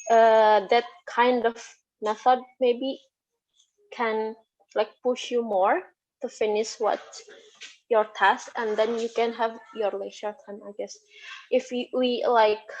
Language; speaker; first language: English; non-native, fluent; Indonesian